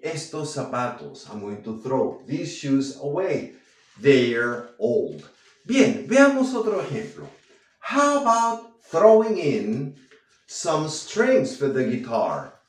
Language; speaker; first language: English; non-native, fluent; Spanish